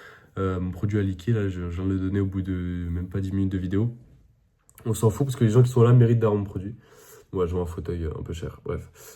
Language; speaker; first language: French; native; French